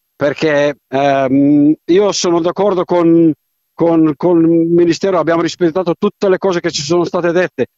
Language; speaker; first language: Italian; non-native, fluent; Macedonian